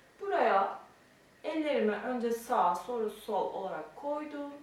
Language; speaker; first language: Turkish; native; Turkish